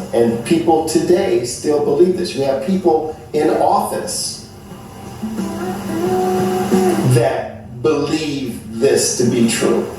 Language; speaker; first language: English; native; English